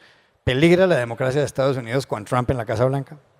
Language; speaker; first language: Spanish; native; Spanish